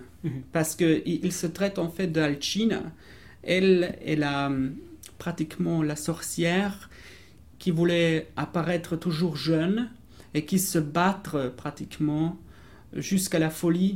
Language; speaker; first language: French; non-native, fluent; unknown